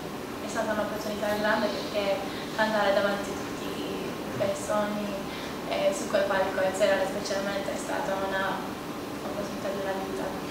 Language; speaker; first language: Italian; non-native, fluent; Maltese